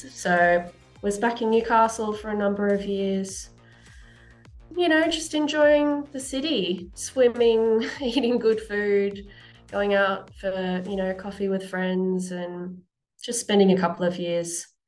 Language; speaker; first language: English; native; English